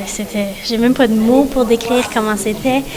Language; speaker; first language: French; native; French